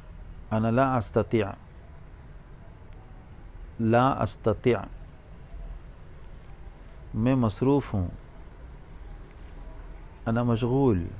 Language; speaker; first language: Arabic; non-native, fluent; Urdu